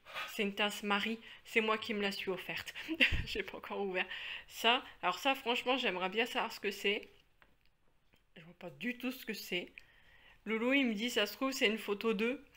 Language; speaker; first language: French; native; French